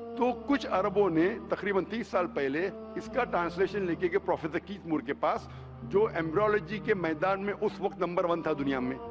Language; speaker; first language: Hindi; non-native, local second language; Konkani